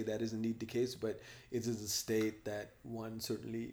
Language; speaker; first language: English; non-native, local second language; Hindi